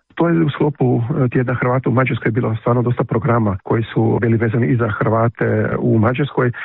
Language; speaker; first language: Croatian; early bilingual, heritage; Croatian